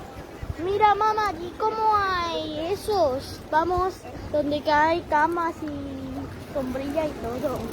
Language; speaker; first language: Spanish; early bilingual, other home language; Filipino